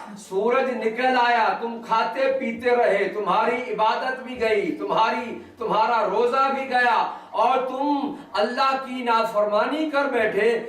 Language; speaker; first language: Urdu; native; Urdu